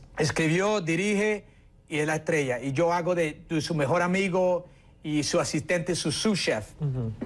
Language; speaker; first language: Spanish; early bilingual, heritage; Spanish